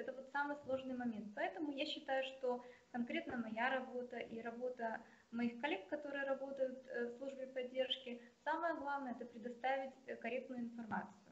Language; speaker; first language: Russian; non-native, local second language; Ukrainian